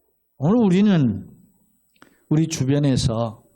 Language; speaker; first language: Korean; native; Korean